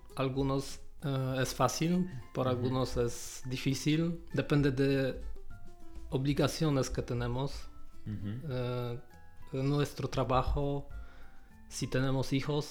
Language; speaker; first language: Spanish; non-native, learner; Polish